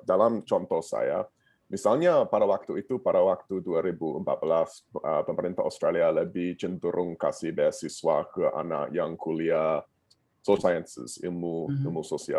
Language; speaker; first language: Indonesian; non-native, fluent; English